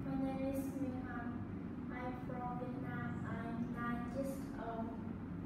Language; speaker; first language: English; non-native, learner; Vietnamese